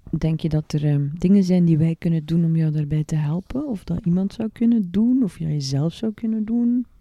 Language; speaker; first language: Dutch; native; Dutch